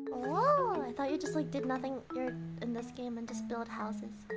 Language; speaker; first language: English; native; English